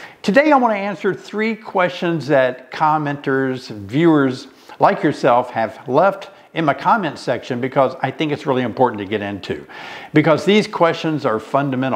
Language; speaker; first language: English; native; English